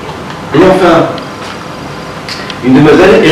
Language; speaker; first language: French; native; French